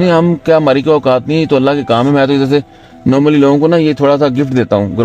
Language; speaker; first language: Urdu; non-native, local second language; Punjabi